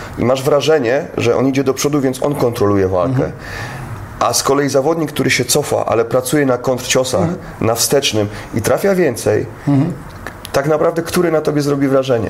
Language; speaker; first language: Polish; native; Polish